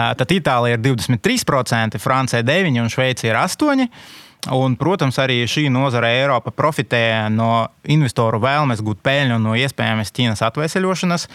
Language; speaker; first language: Latvian; non-native, local second language; Russian